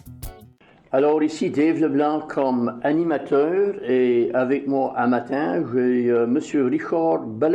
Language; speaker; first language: French; native; French